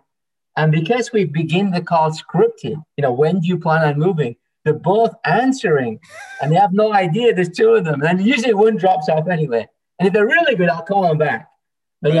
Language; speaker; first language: English; native; English